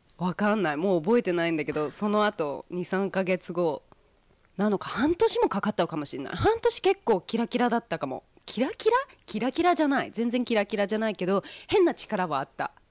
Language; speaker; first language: Japanese; early bilingual, heritage; Japanese